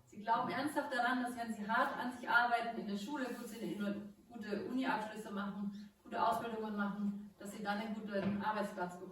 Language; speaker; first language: German; native; German